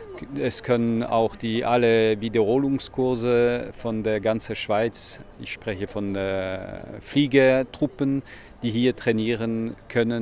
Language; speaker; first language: German; non-native, local second language; French